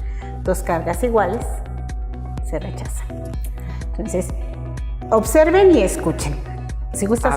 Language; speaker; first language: Spanish; native; Spanish